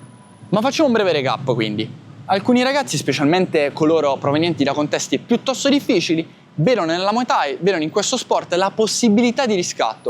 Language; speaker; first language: Italian; native; Italian